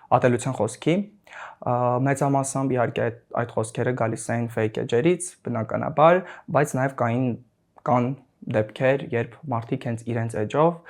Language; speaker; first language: Armenian; native; Armenian